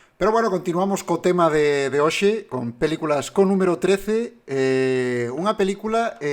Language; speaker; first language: Spanish; non-native, local second language; Galician